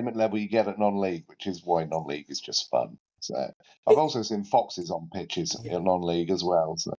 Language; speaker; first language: English; native; English